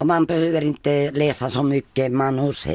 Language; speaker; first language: Swedish; non-native, fluent; Finnish